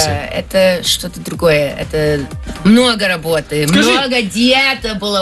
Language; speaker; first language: Russian; early bilingual, heritage; Russian